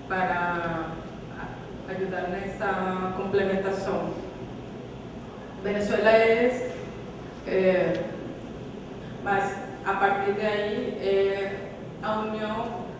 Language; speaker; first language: Portuguese; non-native, fluent; Spanish